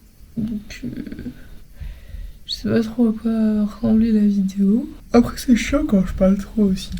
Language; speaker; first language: French; native; French